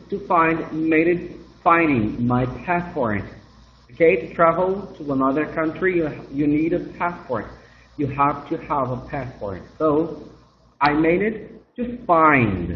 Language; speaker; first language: English; non-native, fluent; Portuguese